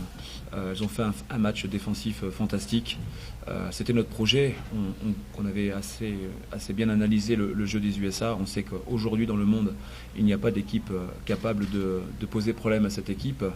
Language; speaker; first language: French; native; French